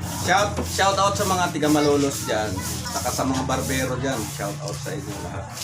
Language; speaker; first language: Filipino; native; Filipino